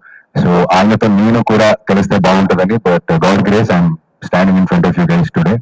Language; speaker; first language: Telugu; non-native, fluent; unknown